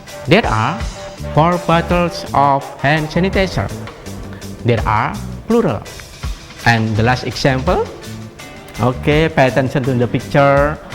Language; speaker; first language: English; non-native, fluent; Indonesian